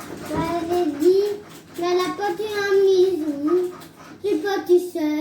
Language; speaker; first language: French; native; French